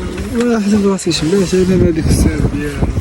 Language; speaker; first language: Arabic; native; Arabic